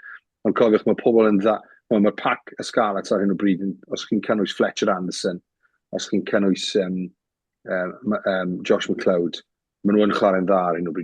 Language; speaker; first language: Welsh; native; Welsh